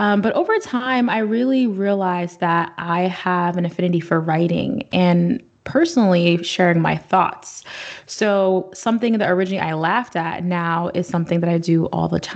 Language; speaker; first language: English; native; English